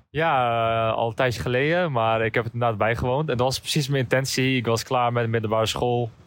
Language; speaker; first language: Dutch; early bilingual, other home language; Turkish